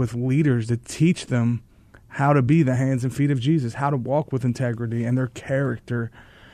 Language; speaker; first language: English; native; English